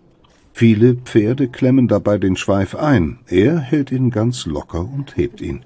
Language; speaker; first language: German; native; German